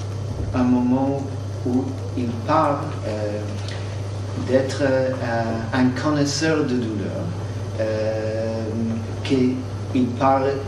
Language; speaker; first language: French; non-native, fluent; English